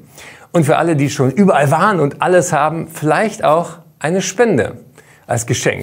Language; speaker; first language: German; native; German